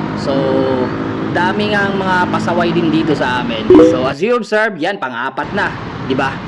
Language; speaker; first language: Filipino; non-native, local second language; Cebuano